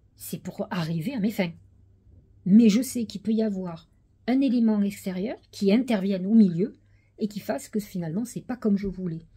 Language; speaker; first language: French; native; French